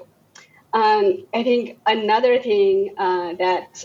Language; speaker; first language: English; non-native, local second language; Bangla